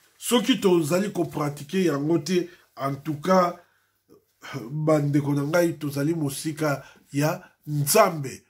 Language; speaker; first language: Lingala; non-native, local second language; Kongo